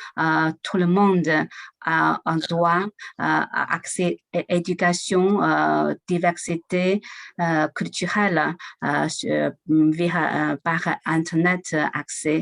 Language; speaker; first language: French; non-native, learner; Chinese